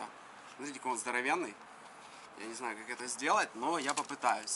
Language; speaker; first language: Russian; native; Russian